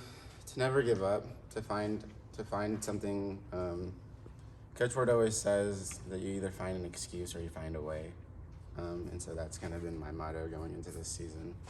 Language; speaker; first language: English; native; English